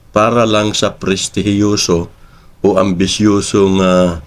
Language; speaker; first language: Filipino; native; Filipino